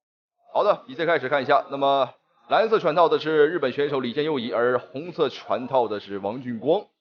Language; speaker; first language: Chinese; native; Chinese